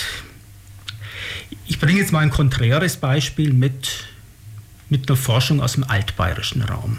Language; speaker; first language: German; native; German